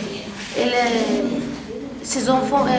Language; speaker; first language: French; non-native, learner; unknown